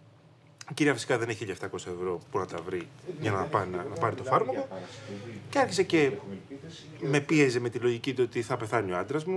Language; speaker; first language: Greek; native; Greek